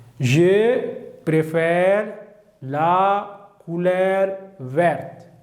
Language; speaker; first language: French; non-native, learner; Turkish